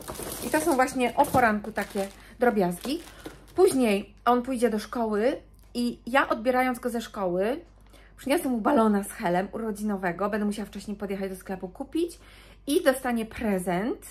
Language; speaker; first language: Polish; native; Polish